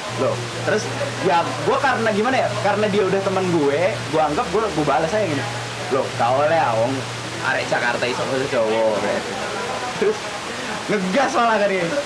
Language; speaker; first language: Indonesian; native; Indonesian